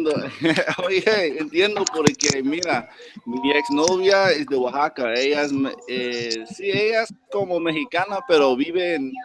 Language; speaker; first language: Spanish; non-native, learner; English